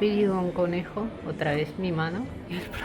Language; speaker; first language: Spanish; non-native, fluent; Russian